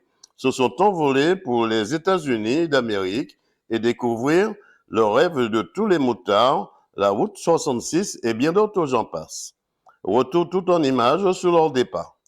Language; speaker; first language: French; native; French